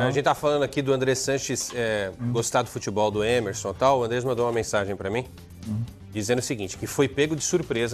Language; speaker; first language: Portuguese; native; Portuguese